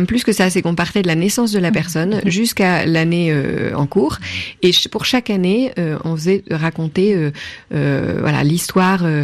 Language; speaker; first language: French; native; French